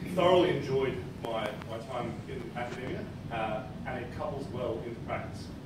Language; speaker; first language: English; native; English